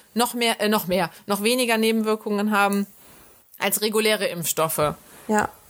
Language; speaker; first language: German; native; German